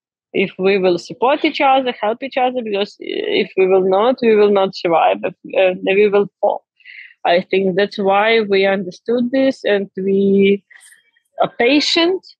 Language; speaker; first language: English; non-native, learner; Ukrainian